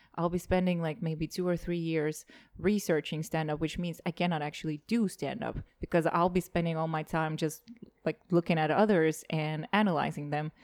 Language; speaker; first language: English; non-native, fluent; Estonian